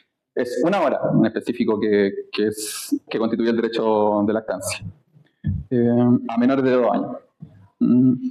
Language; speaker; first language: Spanish; native; Spanish